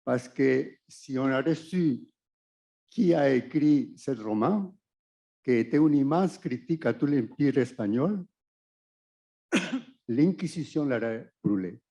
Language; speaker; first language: French; non-native, fluent; Spanish